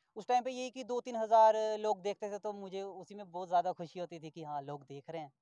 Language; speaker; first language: Hindi; native; Hindi